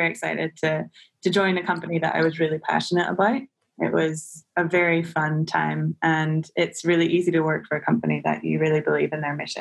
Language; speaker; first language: English; native; English